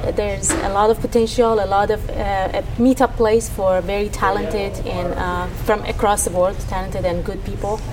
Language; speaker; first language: English; non-native, fluent; Persian